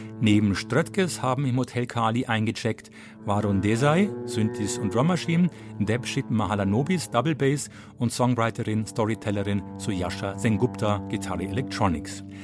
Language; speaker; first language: German; native; German